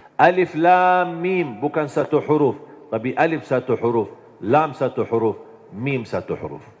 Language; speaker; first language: Indonesian; non-native, fluent; Arabic